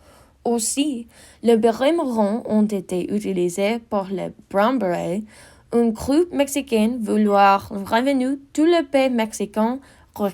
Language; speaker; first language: French; non-native, learner; English